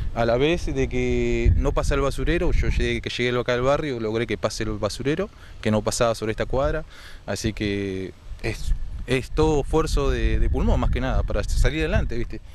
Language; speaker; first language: Spanish; native; Spanish